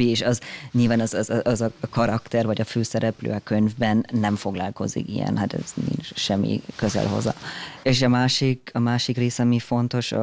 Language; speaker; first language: Hungarian; non-native, fluent; German